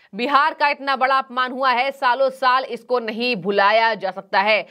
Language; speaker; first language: Hindi; native; Hindi